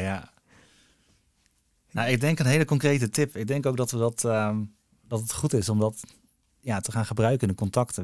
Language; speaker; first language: Dutch; native; Dutch